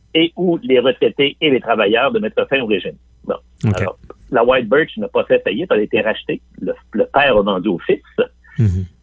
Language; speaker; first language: French; native; French